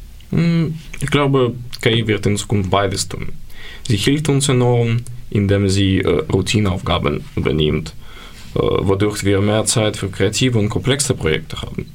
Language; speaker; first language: German; non-native, learner; Ukrainian